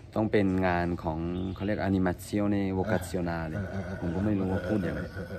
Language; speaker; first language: Thai; non-native, local second language; Akha